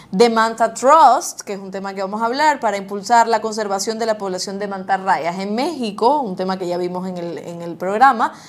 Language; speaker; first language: Spanish; native; Spanish